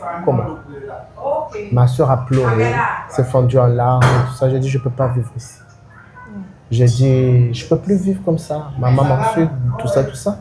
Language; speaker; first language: French; non-native, local second language; Ngazidja Comorian